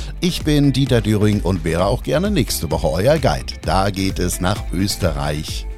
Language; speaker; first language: German; native; German